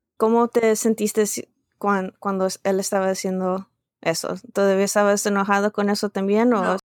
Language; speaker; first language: Spanish; early bilingual, heritage; Spanish